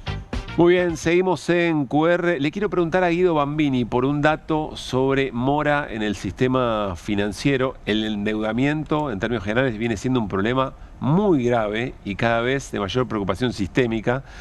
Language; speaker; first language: Spanish; native; Spanish